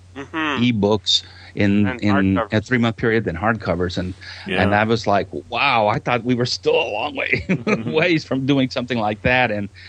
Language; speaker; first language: English; native; English